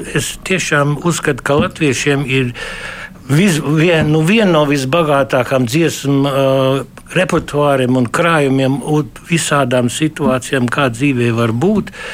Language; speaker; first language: Latvian; early bilingual, heritage; Latvian